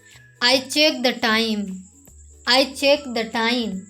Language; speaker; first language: English; non-native, local second language; Hindi